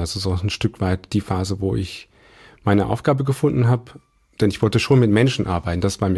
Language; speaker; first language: German; native; German